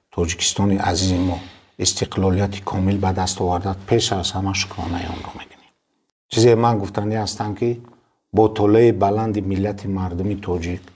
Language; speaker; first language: Tajik; native; Tajik